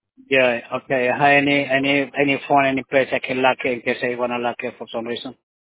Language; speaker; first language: English; non-native, learner; Spanish